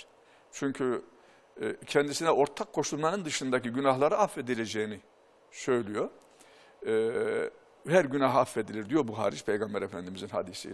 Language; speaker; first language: Turkish; native; Turkish